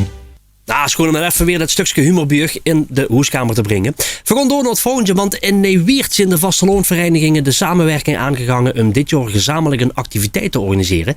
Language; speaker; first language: Dutch; native; Dutch